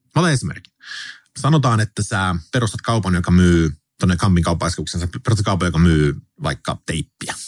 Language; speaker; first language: Finnish; early bilingual, heritage; Finnish